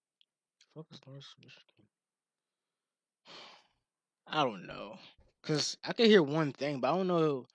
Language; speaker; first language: English; native; English